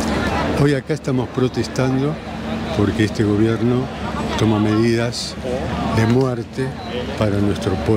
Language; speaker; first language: Spanish; native; Spanish